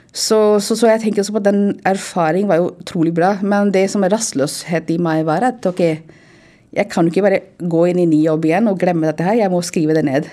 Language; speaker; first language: Norwegian; non-native, fluent; Hindi